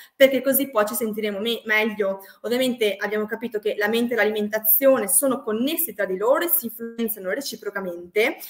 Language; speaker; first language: Italian; native; Italian